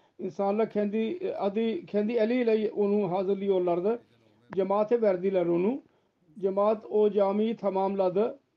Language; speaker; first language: Turkish; non-native, fluent; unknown